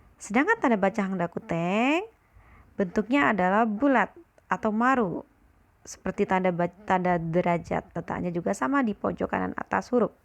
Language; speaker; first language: Indonesian; native; Indonesian